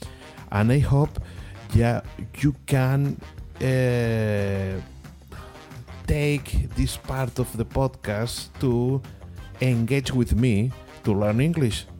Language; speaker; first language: English; non-native, learner; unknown